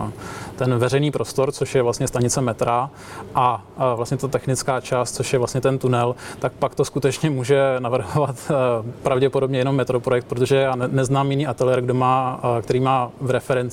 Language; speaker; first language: Czech; native; Czech